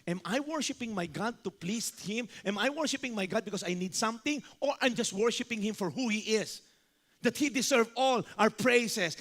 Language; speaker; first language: English; non-native, local second language; Filipino